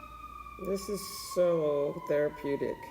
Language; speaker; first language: English; native; English